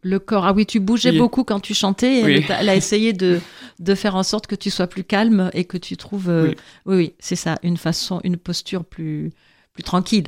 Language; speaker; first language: French; native; French